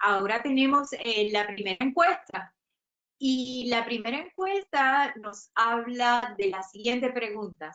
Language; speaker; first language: Spanish; native; Spanish